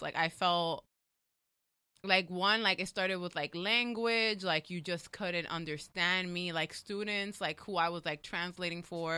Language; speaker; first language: English; early bilingual, other home language; Spanish